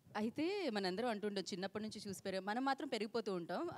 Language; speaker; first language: Telugu; native; Telugu